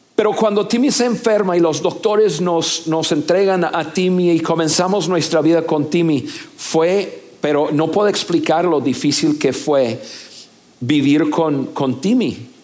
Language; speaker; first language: Spanish; non-native, fluent; English